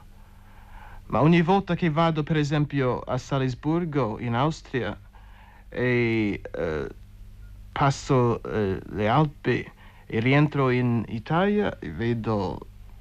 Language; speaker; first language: Italian; non-native, fluent; English